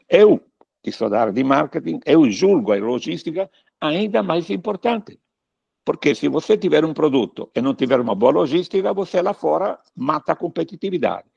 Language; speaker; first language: Portuguese; non-native, fluent; Italian